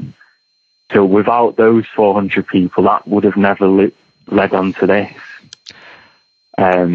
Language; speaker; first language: English; native; English